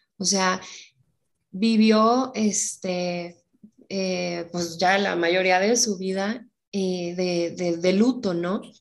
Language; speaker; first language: Spanish; native; Spanish